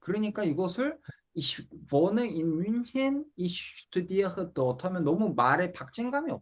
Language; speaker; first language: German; non-native, fluent; Korean